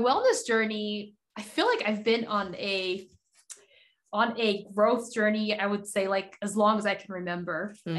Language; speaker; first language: English; early bilingual, other home language; Haitian Creole